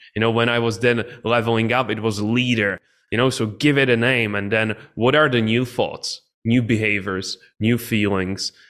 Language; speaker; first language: English; non-native, fluent; Czech